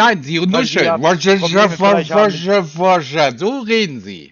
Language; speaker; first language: German; native; German